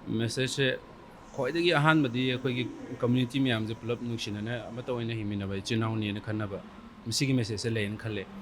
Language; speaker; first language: Manipuri; native; Manipuri